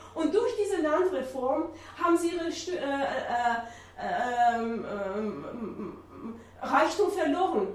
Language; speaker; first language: German; non-native, learner; Persian